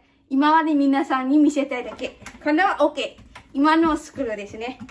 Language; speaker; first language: Japanese; non-native, fluent; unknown